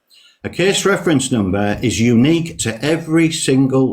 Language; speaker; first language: English; native; English